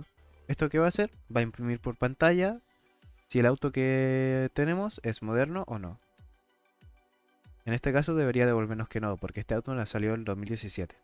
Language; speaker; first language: Spanish; native; Spanish